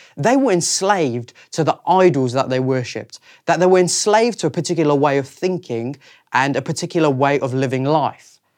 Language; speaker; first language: English; native; English